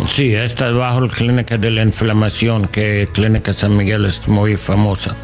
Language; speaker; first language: Spanish; non-native, learner; English